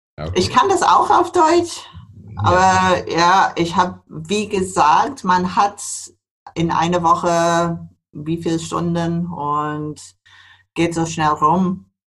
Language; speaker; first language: German; non-native, fluent; English